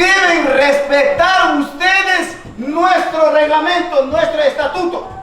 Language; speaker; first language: Spanish; non-native, local second language; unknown